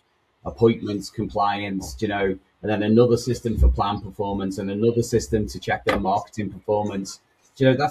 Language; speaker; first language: English; native; English